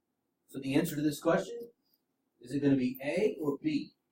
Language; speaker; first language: English; native; English